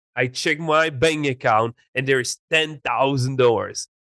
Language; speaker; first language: English; non-native, fluent; Czech